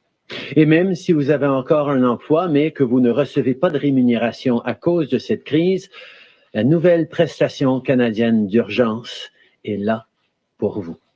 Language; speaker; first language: French; native; French